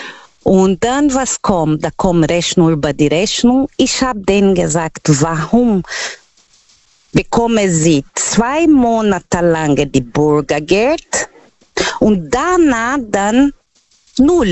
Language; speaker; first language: German; non-native, learner; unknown